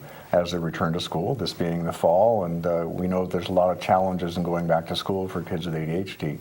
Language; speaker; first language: English; native; English